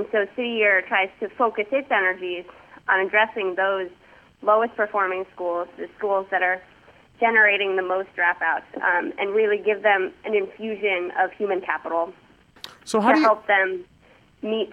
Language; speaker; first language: English; native; English